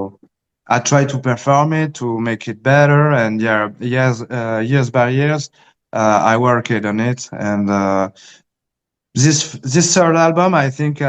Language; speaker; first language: English; early bilingual, heritage; Spanish